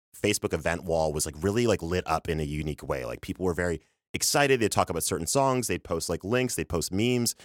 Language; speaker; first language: English; native; English